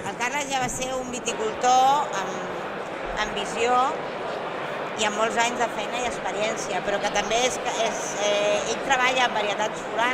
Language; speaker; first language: Catalan; native; Catalan